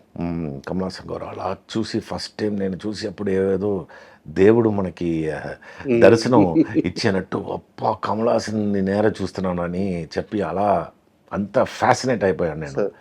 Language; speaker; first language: Telugu; non-native, fluent; Tamil